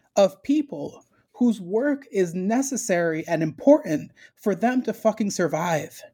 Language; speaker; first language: English; early bilingual, other home language; Spanish